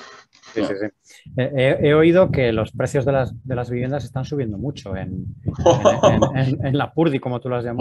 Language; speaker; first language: Spanish; native; Spanish